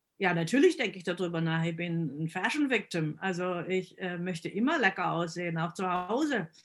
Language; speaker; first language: German; early bilingual, other home language; Italian